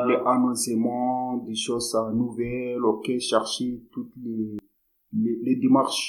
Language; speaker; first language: French; non-native, learner; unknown